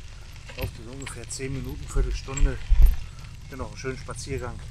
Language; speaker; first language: German; native; German